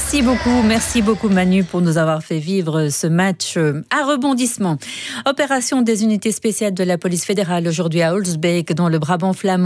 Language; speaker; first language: French; native; French